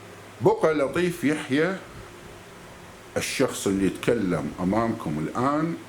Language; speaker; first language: Arabic; native; Arabic